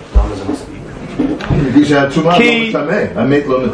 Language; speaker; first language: Hebrew; non-native, fluent; English